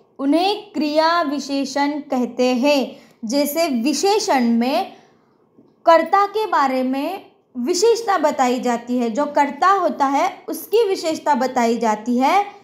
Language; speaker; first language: Hindi; non-native, local second language; Marathi